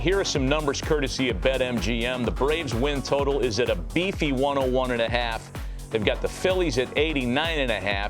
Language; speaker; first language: English; native; English